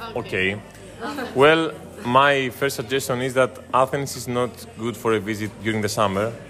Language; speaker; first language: English; non-native, fluent; Greek